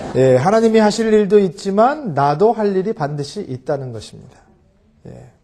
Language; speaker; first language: Korean; early bilingual, heritage; Korean